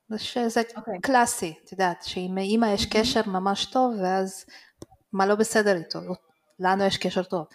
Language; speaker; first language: Hebrew; early bilingual, other home language; Russian